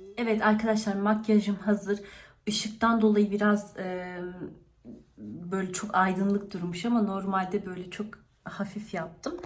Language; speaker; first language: Turkish; early bilingual, heritage; Turkish